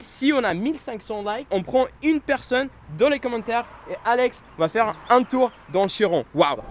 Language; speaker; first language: French; non-native, fluent; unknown